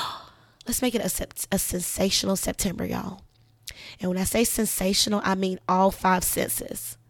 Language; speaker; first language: English; native; English